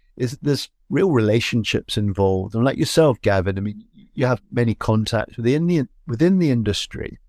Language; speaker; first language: English; native; English